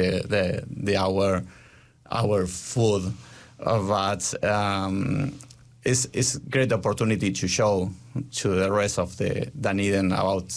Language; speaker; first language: English; non-native, learner; Spanish